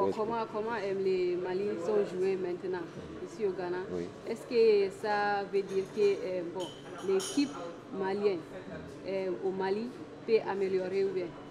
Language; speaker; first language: French; non-native, learner; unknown